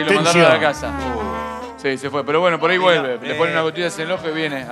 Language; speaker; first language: Spanish; native; Spanish